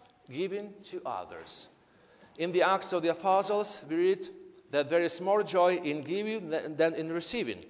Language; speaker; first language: English; non-native, fluent; Ukrainian